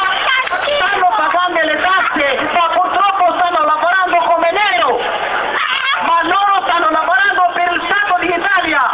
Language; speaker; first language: Italian; non-native, learner; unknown